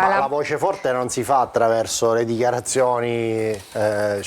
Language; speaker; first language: Italian; native; Italian